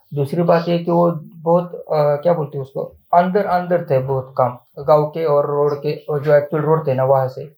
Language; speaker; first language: Hindi; non-native, local second language; Marathi